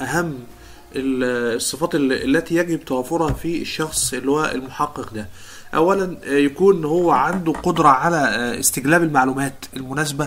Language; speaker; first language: Arabic; native; Arabic